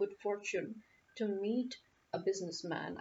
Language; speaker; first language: English; non-native, local second language; Urdu